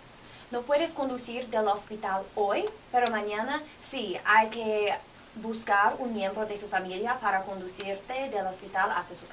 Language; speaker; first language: Spanish; non-native, learner; English